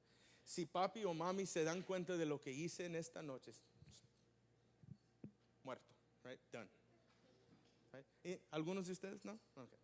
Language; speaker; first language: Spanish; early bilingual, heritage; Spanish